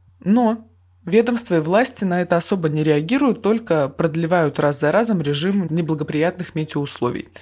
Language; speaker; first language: Russian; native; Russian